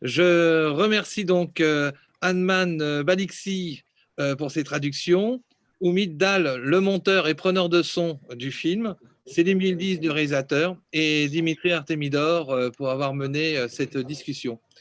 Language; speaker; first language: French; native; French